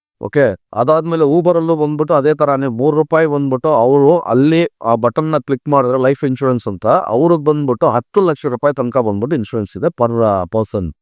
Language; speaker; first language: Kannada; non-native, local second language; Tamil